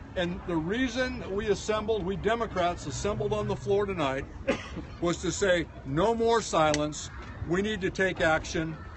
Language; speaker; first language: English; native; English